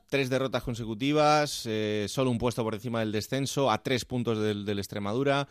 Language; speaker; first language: Spanish; native; Spanish